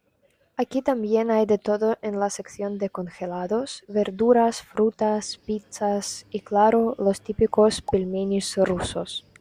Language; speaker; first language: Spanish; non-native, fluent; Russian